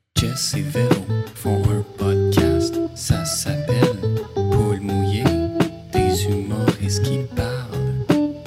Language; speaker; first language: French; native; French